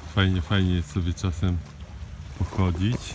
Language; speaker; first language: Polish; native; Polish